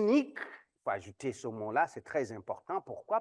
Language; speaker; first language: French; non-native, local second language; Kinyarwanda